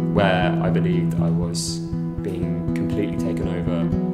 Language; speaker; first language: English; native; English